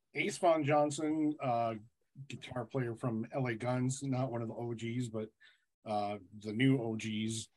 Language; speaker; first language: English; native; English